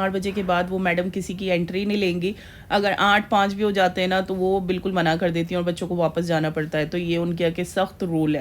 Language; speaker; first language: Hindi; native; Hindi